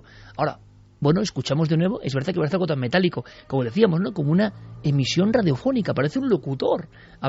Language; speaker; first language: Spanish; native; Spanish